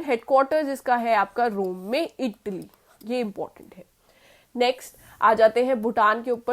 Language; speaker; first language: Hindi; native; Hindi